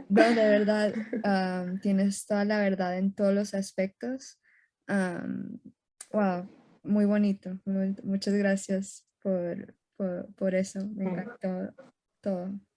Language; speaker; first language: Spanish; early bilingual, heritage; Spanish